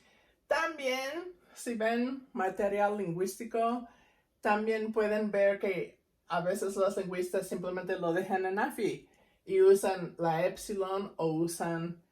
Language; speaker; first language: Spanish; non-native, fluent; English